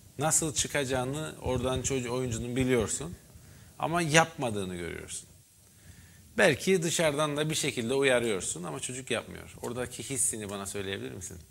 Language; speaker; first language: Turkish; native; Turkish